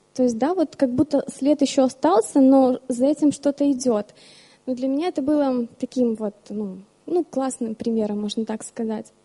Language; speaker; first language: Russian; native; Russian